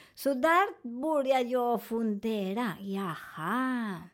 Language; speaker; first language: Swedish; non-native, learner; Spanish